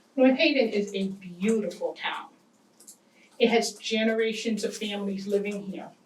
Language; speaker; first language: English; native; English